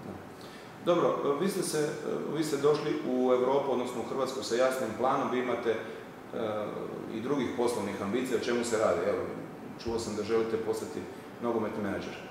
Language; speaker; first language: Serbian; native; Serbian